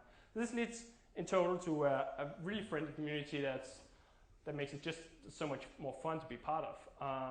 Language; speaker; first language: English; non-native, fluent; Danish